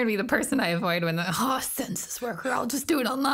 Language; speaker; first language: English; native; English